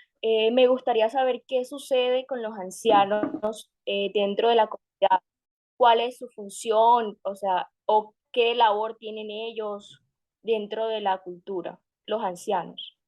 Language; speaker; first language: Spanish; native; Spanish